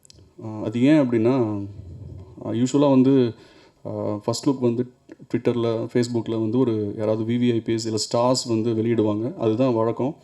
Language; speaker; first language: Tamil; native; Tamil